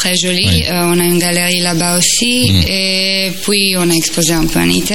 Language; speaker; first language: French; non-native, fluent; Croatian